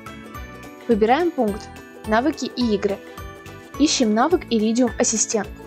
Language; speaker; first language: Russian; native; Russian